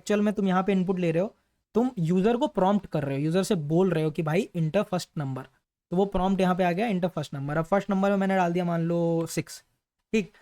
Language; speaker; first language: Hindi; native; Hindi